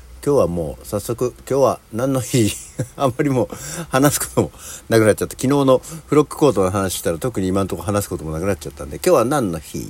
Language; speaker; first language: Japanese; native; Japanese